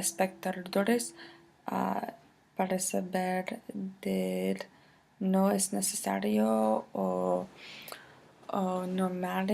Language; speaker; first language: Spanish; non-native, fluent; English